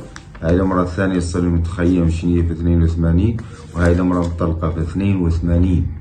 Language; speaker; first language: Arabic; native; Arabic